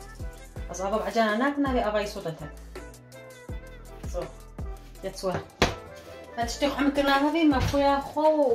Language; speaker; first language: German; non-native, learner; Kurdish